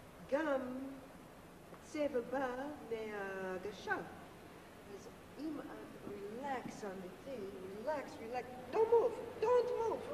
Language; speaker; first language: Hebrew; non-native, learner; English